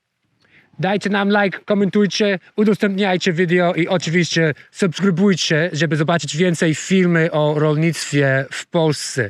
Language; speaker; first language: Polish; non-native, fluent; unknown